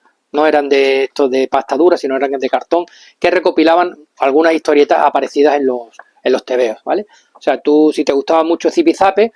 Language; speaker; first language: Spanish; native; Spanish